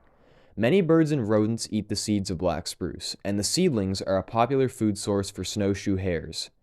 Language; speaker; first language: English; native; English